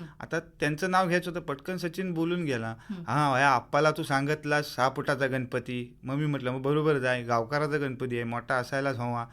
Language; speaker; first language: Marathi; native; Marathi